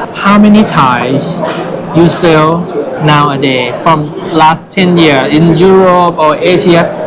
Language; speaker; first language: English; non-native, learner; Thai